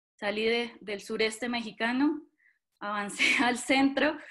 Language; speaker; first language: Spanish; native; Spanish